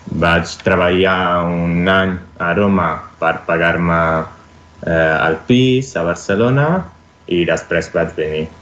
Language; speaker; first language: Catalan; non-native, learner; Italian